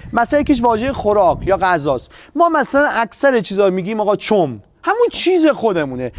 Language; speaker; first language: Persian; non-native, local second language; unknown